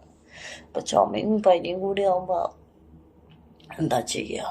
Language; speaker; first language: Malayalam; native; Malayalam